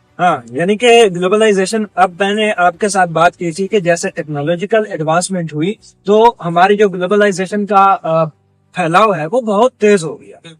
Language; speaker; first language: Urdu; non-native, local second language; Punjabi